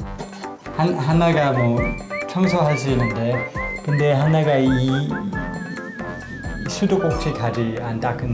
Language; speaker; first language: Korean; non-native, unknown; English